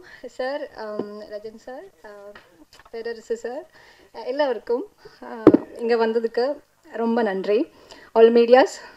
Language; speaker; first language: Tamil; non-native, learner; Malayalam